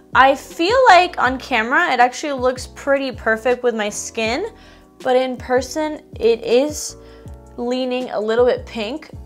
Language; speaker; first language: English; native; English